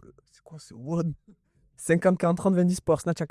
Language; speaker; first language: French; native; French